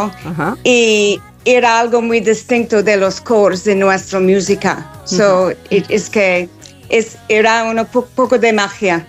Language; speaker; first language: Spanish; non-native, learner; English